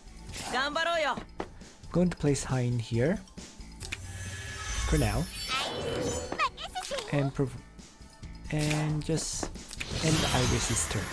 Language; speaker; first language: English; native; English